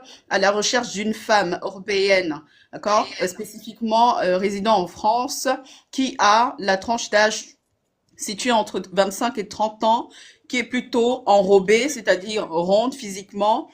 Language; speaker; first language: French; native; French